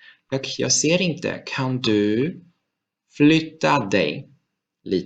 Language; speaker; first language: Swedish; non-native, fluent; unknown